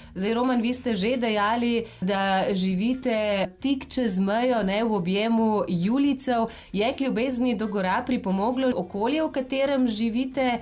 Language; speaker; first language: Slovenian; native; Slovenian